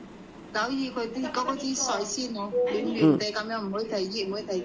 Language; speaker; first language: Cantonese; non-native, learner; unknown